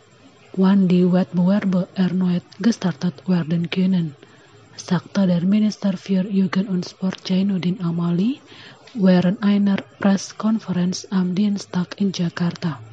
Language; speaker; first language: German; non-native, fluent; Indonesian